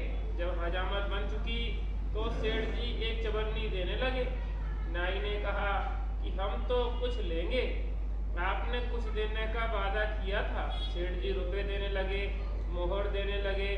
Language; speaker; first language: Hindi; native; Hindi